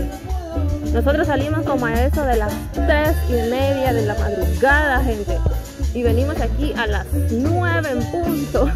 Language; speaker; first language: Spanish; native; Spanish